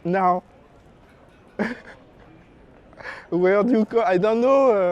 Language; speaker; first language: English; non-native, learner; French